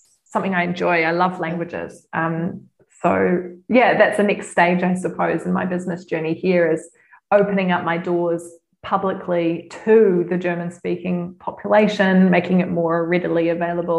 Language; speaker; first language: English; native; English